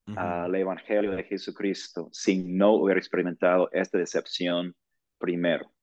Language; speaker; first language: Spanish; non-native, fluent; English